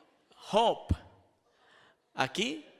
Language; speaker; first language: Spanish; native; Spanish